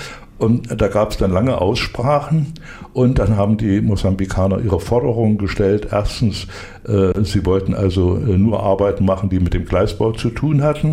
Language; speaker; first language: German; native; German